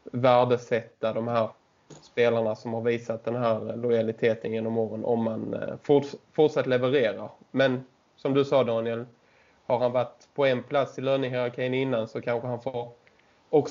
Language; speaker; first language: Swedish; native; Swedish